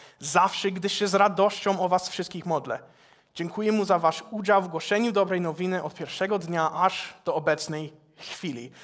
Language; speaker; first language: Polish; non-native, fluent; English